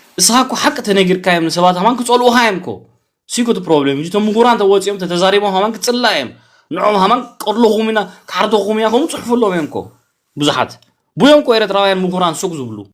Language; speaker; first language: Tigrinya; early bilingual, heritage; Tigrinya